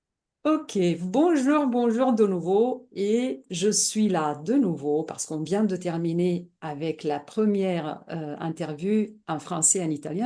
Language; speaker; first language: French; non-native, fluent; Italian